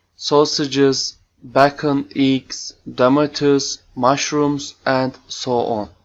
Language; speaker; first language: English; non-native, fluent; Turkish